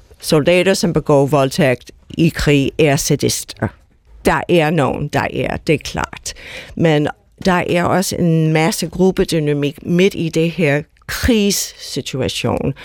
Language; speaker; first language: Danish; non-native, fluent; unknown